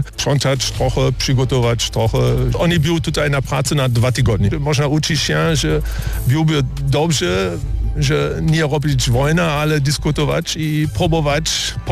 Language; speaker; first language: Polish; non-native, learner; German